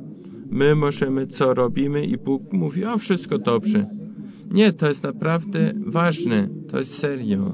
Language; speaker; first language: Polish; non-native, fluent; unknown